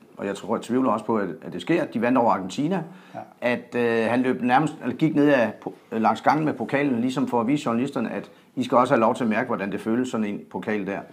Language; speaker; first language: Danish; native; Danish